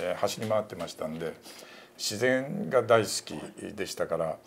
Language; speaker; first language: Japanese; native; Japanese